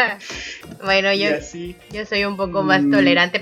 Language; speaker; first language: Spanish; native; Spanish